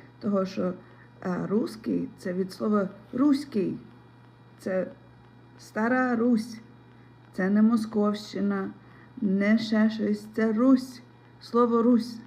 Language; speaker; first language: Ukrainian; non-native, local second language; Russian